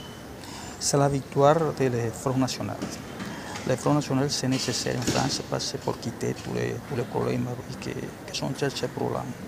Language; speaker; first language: French; non-native, learner; Spanish